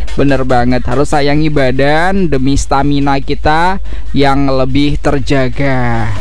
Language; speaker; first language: Indonesian; native; Indonesian